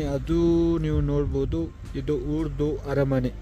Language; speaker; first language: Kannada; non-native, local second language; Ladakhi